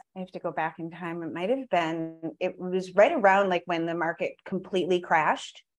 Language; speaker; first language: English; native; English